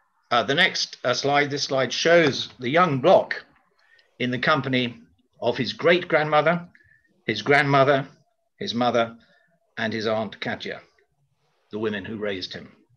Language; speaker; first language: English; native; English